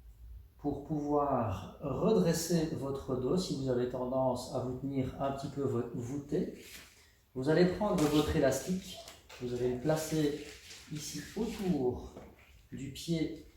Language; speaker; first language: French; native; French